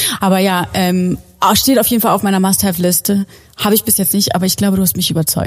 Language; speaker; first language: German; native; German